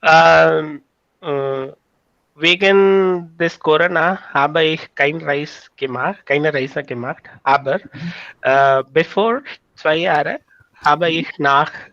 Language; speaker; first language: German; non-native, learner; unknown